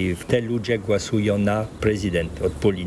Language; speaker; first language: Polish; early bilingual, heritage; Polish